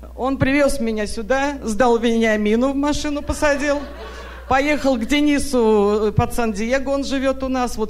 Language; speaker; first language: Russian; native; Russian